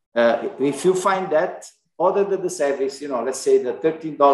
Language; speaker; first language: English; non-native, learner; Italian